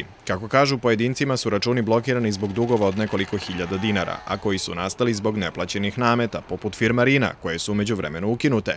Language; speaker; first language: Serbian; native; Serbian